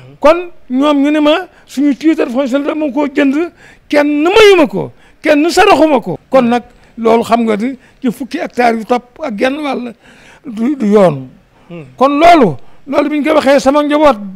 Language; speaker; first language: Wolof; native; Wolof